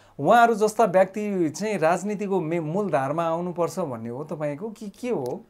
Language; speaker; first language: Nepali; native; Nepali